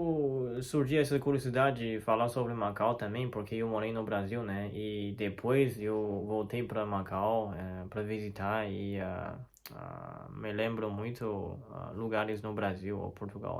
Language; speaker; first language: Portuguese; non-native, fluent; Chinese